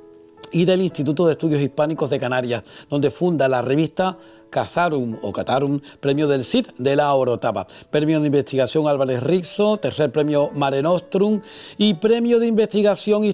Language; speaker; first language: Spanish; native; Spanish